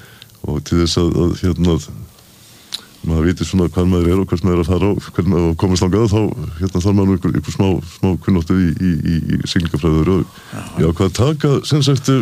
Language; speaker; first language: Icelandic; native; Icelandic